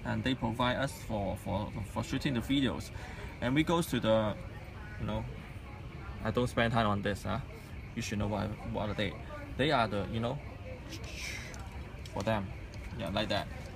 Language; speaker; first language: English; non-native, local second language; Cantonese